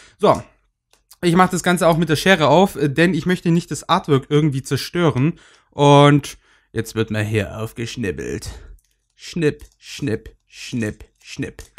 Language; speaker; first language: German; native; German